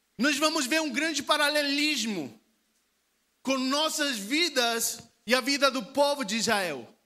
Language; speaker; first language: Portuguese; non-native, fluent; Spanish